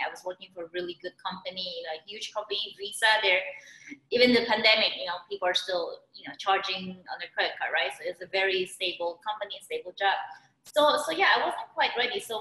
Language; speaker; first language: English; non-native, local second language; Filipino